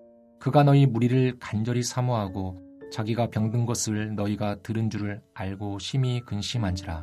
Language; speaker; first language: Korean; native; Korean